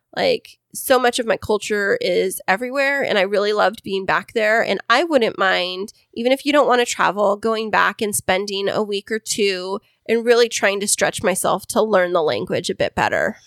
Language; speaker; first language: English; early bilingual, other home language; Spanish